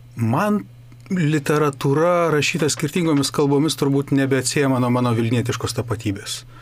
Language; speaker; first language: Lithuanian; native; Lithuanian